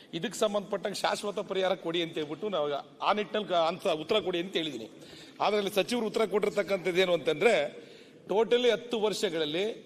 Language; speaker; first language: Kannada; native; Kannada